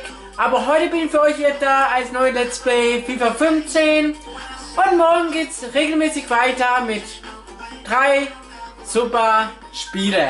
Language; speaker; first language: German; non-native, fluent; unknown